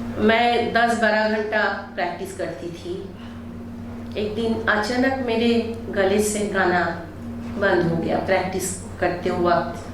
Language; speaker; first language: Hindi; non-native, local second language; Bangla